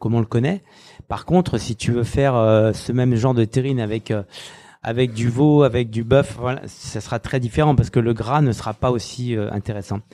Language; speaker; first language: French; native; French